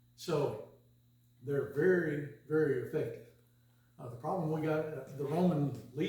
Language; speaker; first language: English; native; English